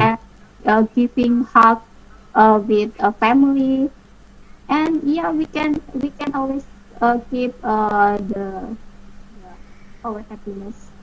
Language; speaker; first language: English; non-native, learner; Indonesian